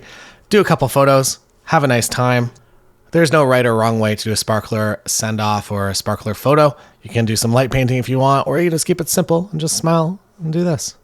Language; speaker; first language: English; native; English